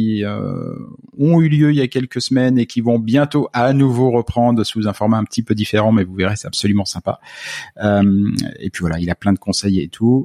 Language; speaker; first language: French; native; French